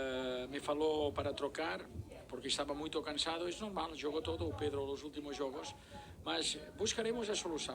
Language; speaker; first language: Portuguese; non-native, learner; Spanish